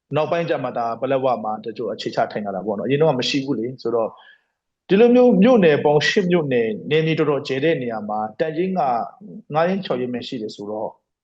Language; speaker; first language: Burmese; non-native, local second language; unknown